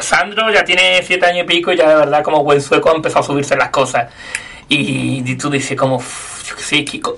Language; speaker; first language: Spanish; native; Spanish